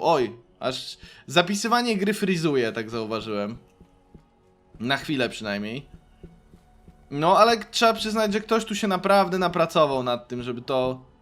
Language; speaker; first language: Polish; native; Polish